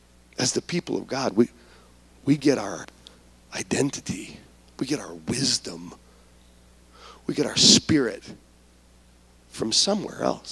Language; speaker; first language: English; native; English